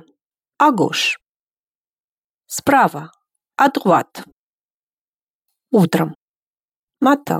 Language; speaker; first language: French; non-native, fluent; Russian